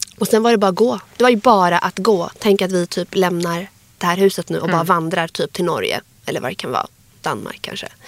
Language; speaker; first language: Swedish; early bilingual, other home language; Arabic